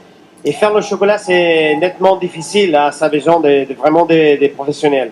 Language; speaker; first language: French; non-native, fluent; Italian